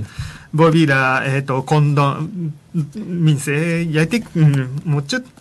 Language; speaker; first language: Vietnamese; non-native, fluent; Japanese